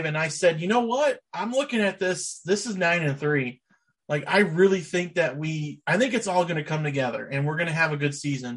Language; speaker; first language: English; native; English